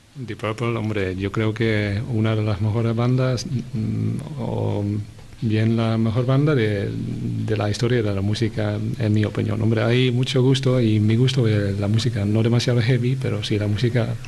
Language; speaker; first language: Spanish; non-native, fluent; Dutch